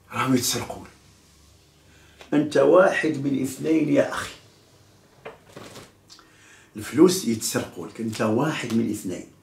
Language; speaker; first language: Arabic; native; Arabic